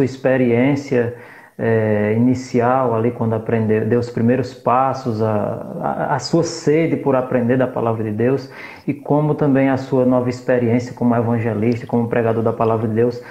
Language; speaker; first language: Portuguese; native; Portuguese